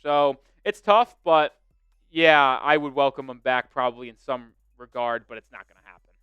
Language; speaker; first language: English; native; English